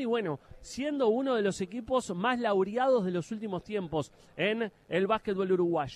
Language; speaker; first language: Spanish; native; Spanish